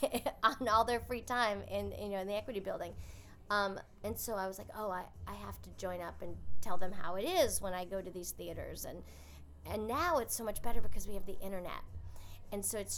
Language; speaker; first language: English; native; English